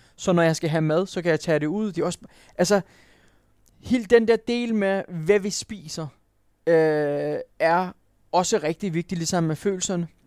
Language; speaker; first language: Danish; non-native, fluent; Turkish